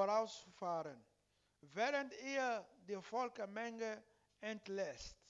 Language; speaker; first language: German; non-native, learner; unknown